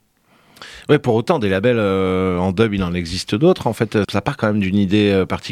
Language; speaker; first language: French; native; French